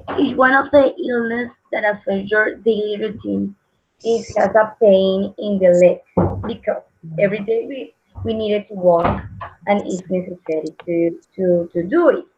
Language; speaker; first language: English; non-native, learner; Spanish